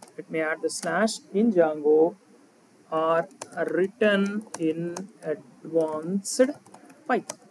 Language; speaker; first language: English; non-native, local second language; Telugu